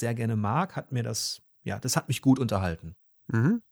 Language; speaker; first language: German; native; German